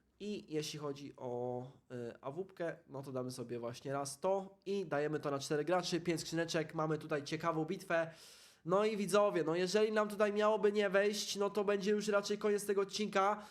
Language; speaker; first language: Polish; native; Polish